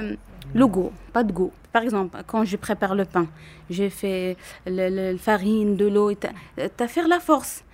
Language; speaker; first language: French; non-native, learner; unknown